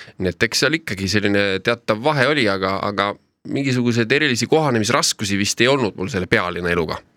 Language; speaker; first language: Estonian; native; Estonian